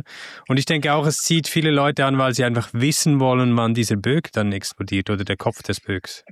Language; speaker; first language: German; native; German